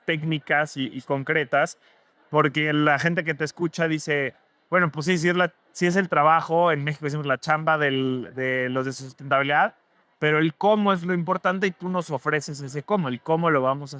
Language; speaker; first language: Spanish; native; Spanish